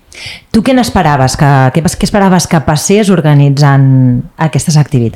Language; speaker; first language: Catalan; native; Catalan